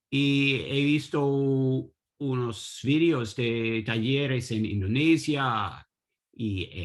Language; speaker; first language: Spanish; non-native, learner; English